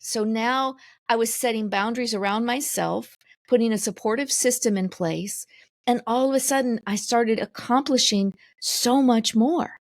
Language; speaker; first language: English; native; English